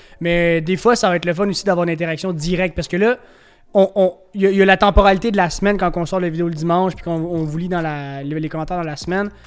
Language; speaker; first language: French; native; French